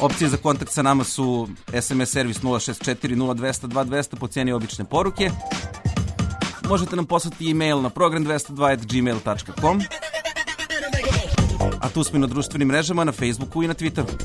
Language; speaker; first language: Serbian; native; Serbian